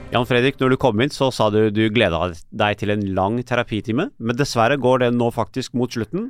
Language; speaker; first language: Norwegian; early bilingual, other home language; Urdu